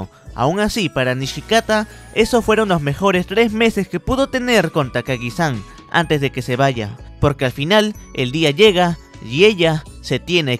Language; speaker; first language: Spanish; native; Spanish